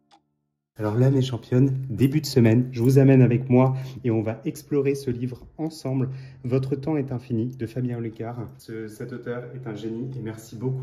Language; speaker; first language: French; native; French